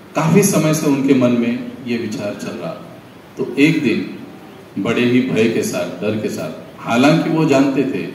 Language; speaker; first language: Hindi; non-native, local second language; Marathi